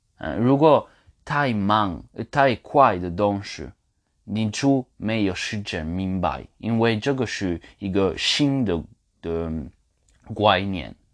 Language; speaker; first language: Chinese; non-native, learner; French